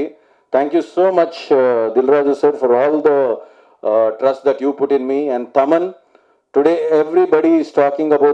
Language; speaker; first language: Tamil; non-native, learner; Telugu